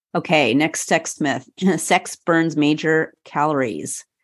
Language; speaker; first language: English; native; English